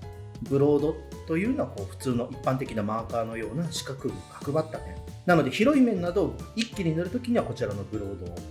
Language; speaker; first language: Japanese; native; Japanese